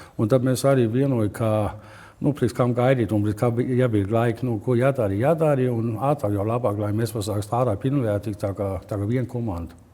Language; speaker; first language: Latvian; non-native, learner; Danish